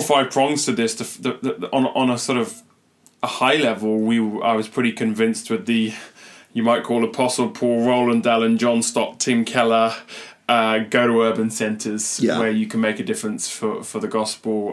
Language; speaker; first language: English; native; English